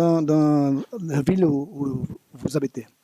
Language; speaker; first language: French; non-native, learner; Portuguese